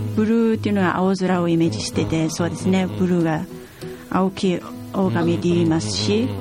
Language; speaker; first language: Japanese; non-native, fluent; Mongolian